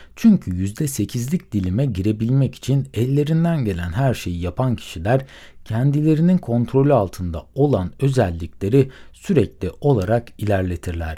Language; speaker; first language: Turkish; native; Turkish